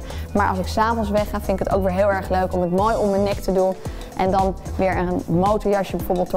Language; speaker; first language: Dutch; native; Dutch